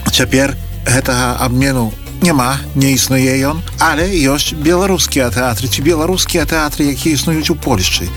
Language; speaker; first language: Belarusian; native; Belarusian